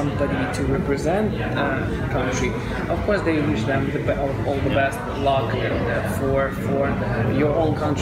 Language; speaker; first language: English; non-native, fluent; Russian